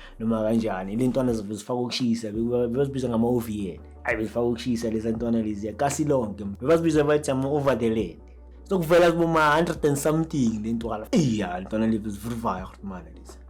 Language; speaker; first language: Zulu; native; Zulu